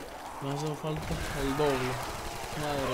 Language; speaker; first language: Spanish; native; Spanish